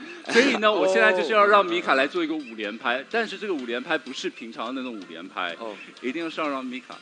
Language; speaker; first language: Chinese; native; Chinese